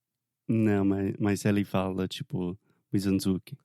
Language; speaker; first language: Portuguese; non-native, fluent; English